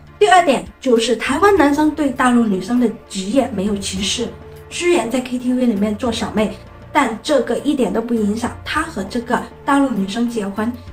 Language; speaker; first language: Chinese; native; Chinese